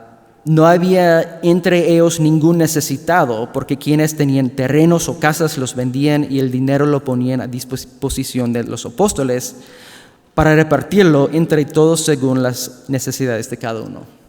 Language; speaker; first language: Spanish; non-native, fluent; English